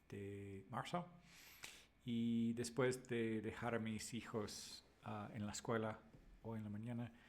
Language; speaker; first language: Spanish; non-native, fluent; English